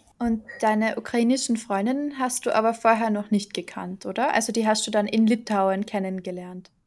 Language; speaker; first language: German; native; German